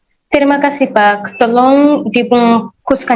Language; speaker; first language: Indonesian; non-native, learner; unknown